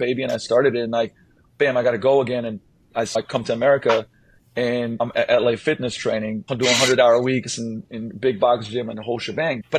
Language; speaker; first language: English; non-native, fluent; Slovenian